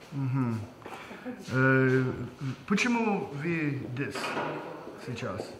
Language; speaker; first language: Russian; non-native, learner; English